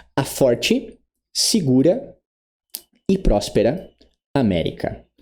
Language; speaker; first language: Portuguese; native; Portuguese